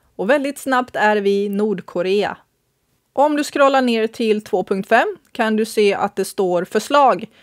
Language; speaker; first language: Swedish; early bilingual, other home language; Bosnian